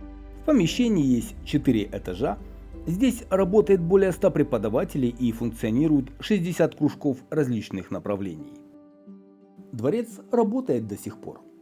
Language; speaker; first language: Russian; native; Russian